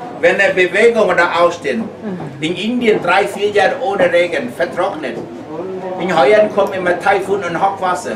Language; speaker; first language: German; non-native, learner; Vietnamese